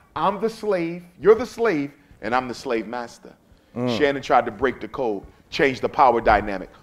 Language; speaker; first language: English; native; English